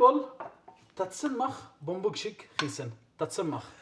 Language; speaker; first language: Mongolian; non-native, learner; Arabic